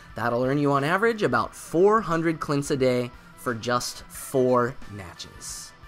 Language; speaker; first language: English; native; English